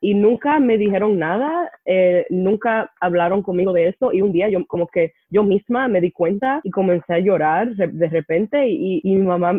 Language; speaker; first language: Spanish; early bilingual, heritage; Spanish